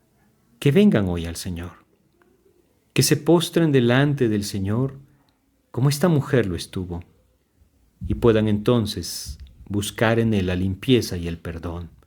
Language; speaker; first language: Spanish; native; Spanish